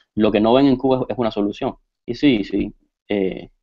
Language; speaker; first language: Spanish; native; Spanish